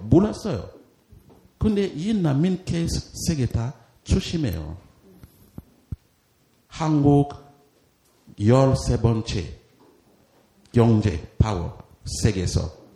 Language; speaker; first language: Korean; non-native, learner; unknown